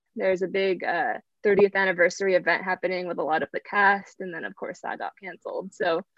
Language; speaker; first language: English; early bilingual, other home language; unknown